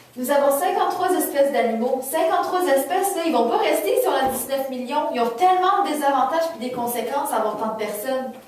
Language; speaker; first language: French; native; French